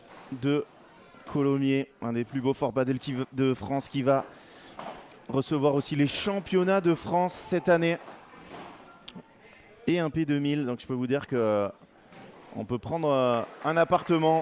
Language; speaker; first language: French; native; French